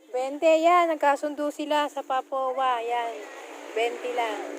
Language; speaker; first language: Filipino; non-native, local second language; Waray